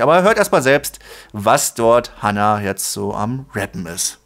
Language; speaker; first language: German; native; German